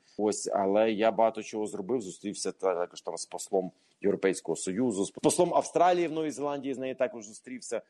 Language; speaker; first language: Ukrainian; native; Ukrainian